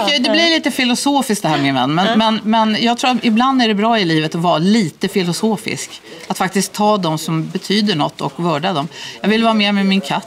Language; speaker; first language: Swedish; native; Swedish